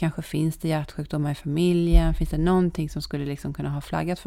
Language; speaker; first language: Swedish; native; Swedish